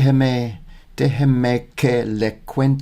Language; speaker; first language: Spanish; non-native, learner; English